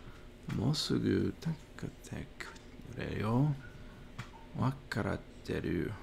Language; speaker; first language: Japanese; non-native, learner; English